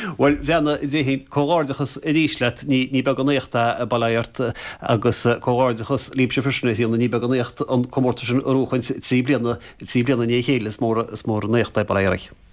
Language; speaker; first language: Irish; native; Irish